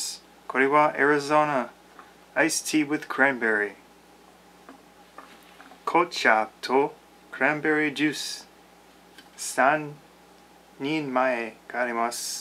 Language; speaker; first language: Japanese; non-native, learner; English